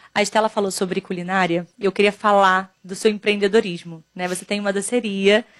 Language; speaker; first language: Portuguese; native; Portuguese